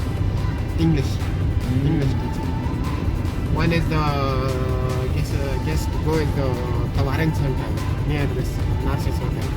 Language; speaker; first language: English; non-native, learner; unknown